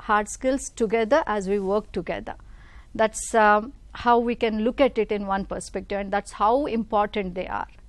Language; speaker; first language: English; non-native, local second language; Telugu